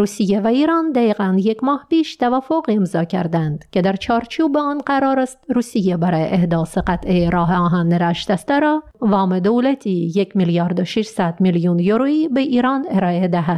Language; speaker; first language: Persian; native; Persian